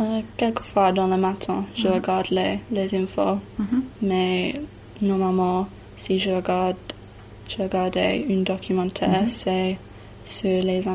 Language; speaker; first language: French; non-native, learner; English